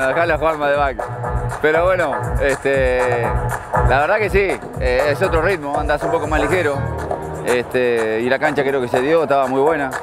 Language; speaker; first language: Spanish; native; Spanish